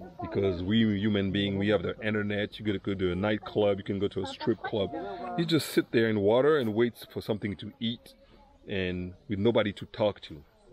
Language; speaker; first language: English; non-native, fluent; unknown